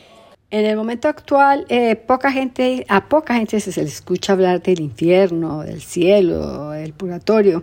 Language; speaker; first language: Spanish; native; Spanish